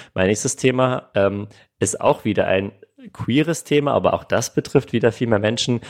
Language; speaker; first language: German; early bilingual, other home language; Armenian